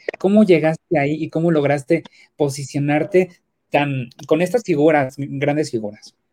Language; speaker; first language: Spanish; native; Spanish